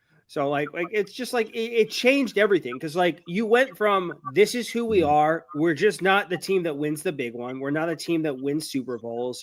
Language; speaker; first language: English; native; English